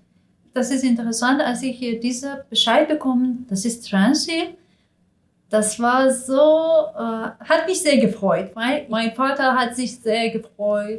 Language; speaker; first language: German; non-native, learner; Persian